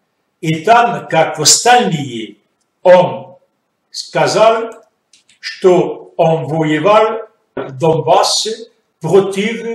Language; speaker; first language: Russian; non-native, fluent; French